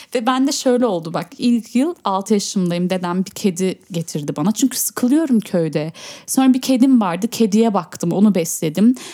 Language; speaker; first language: Turkish; early bilingual, heritage; Turkish